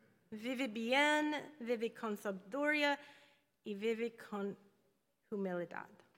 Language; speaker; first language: Spanish; non-native, learner; English